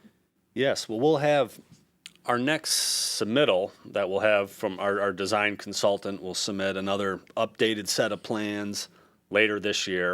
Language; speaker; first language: English; native; English